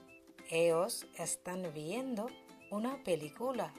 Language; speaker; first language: Spanish; non-native, fluent; Bangla